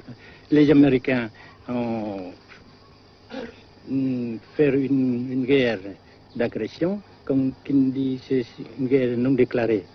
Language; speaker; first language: French; non-native, local second language; Vietnamese